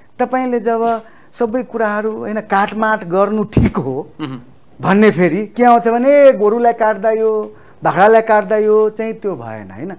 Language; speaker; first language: Nepali; non-native, local second language; Maithili